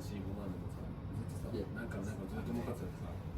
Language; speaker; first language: Japanese; native; Japanese